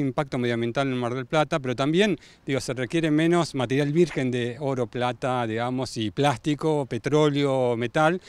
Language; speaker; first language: Spanish; native; Spanish